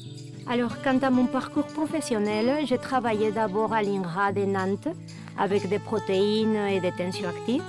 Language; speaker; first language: French; non-native, fluent; Spanish